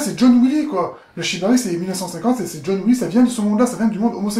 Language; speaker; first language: French; native; French